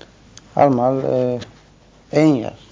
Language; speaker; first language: Dutch; non-native, learner; Turkish